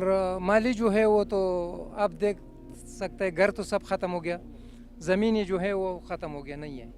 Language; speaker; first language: Hindi; non-native, local second language; Pashto